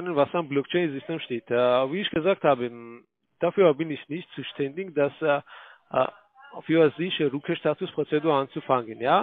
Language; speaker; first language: German; non-native, fluent; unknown